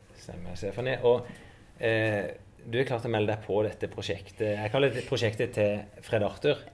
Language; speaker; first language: Norwegian; native; Norwegian